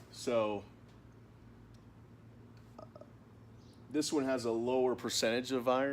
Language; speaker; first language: English; native; English